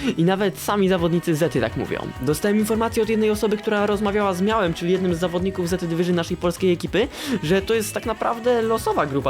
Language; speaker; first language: Polish; native; Polish